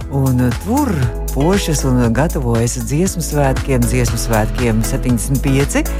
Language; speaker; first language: Latvian; native; Latvian